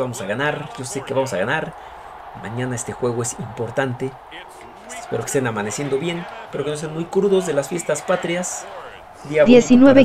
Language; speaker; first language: Spanish; native; Spanish